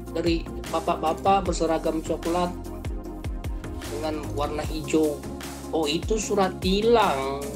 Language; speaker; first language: Indonesian; native; Indonesian